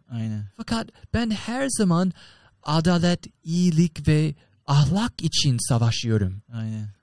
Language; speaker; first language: Turkish; non-native, fluent; English